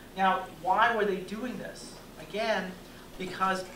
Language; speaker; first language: English; native; English